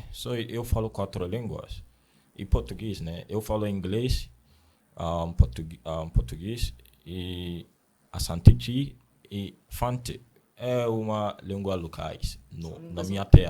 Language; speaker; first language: Portuguese; non-native, learner; Akan